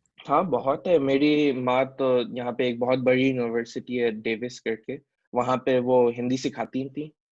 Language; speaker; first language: Hindi; early bilingual, heritage; Hindi